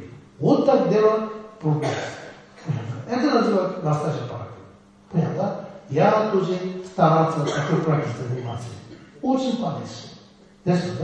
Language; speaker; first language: Russian; non-native, learner; Tibetan